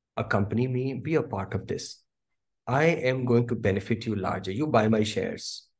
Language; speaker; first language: English; non-native, local second language; Hindi